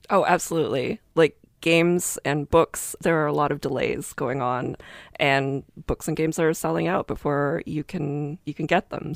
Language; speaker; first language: English; native; English